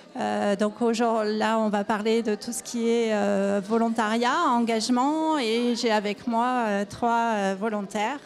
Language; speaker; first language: French; native; French